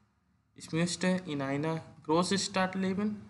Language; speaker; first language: German; non-native, learner; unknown